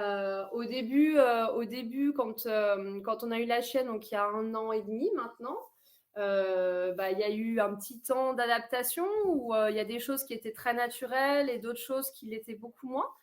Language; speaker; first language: French; native; French